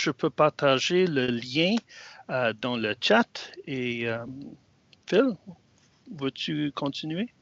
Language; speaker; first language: French; non-native, fluent; English